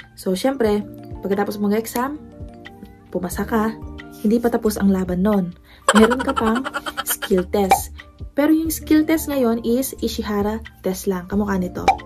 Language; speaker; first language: Filipino; non-native, local second language; Pampanga